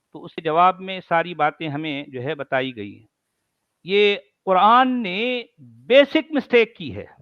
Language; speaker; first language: Hindi; native; Hindi